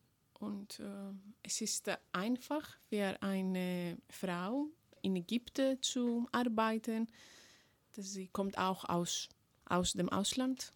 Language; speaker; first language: German; non-native, fluent; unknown